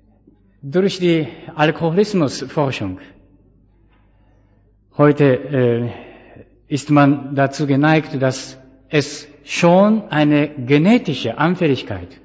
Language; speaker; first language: German; non-native, fluent; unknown